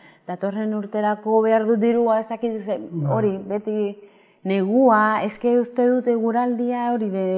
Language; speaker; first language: Basque; non-native, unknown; Spanish